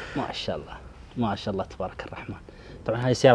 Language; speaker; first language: Arabic; native; Arabic